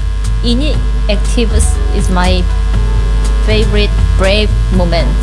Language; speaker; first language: English; non-native, learner; Indonesian